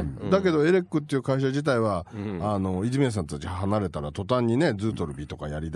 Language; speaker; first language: Japanese; native; Japanese